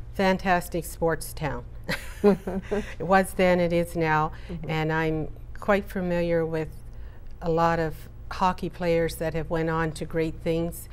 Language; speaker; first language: English; native; English